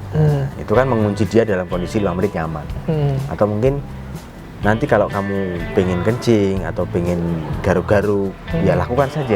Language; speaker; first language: Indonesian; native; Indonesian